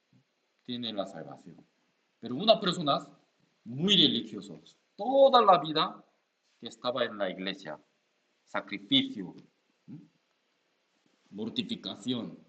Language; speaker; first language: Spanish; non-native, learner; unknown